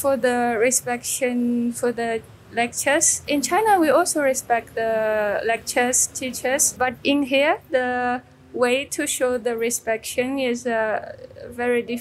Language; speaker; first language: English; non-native, fluent; Chinese